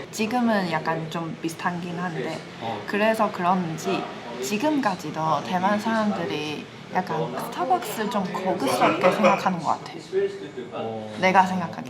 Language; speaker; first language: Korean; non-native, fluent; Chinese